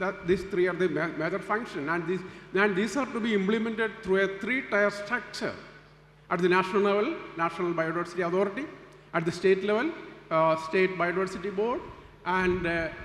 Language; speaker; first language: English; non-native, local second language; Malayalam